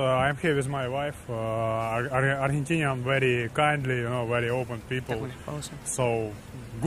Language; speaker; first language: English; non-native, learner; Ukrainian